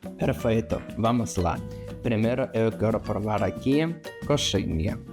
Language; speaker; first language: Portuguese; non-native, fluent; Russian